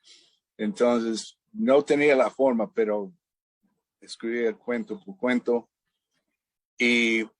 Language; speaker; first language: Spanish; non-native, fluent; English